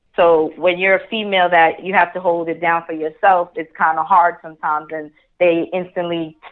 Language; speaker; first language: English; early bilingual, other home language; Spanish